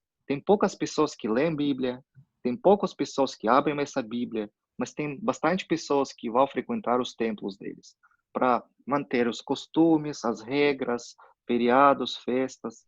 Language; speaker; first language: Portuguese; non-native, fluent; Russian